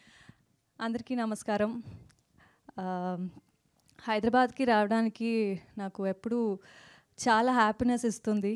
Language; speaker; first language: Telugu; non-native, fluent; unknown